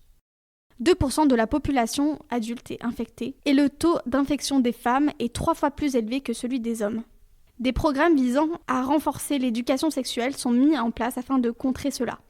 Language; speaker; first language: French; native; French